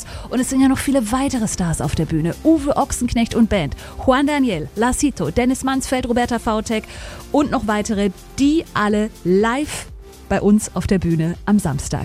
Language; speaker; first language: German; native; German